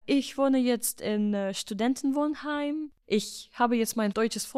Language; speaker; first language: German; non-native, learner; Ukrainian